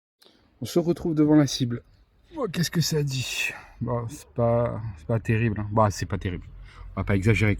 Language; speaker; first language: French; native; French